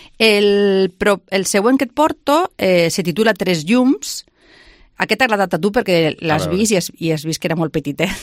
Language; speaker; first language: Catalan; native; Catalan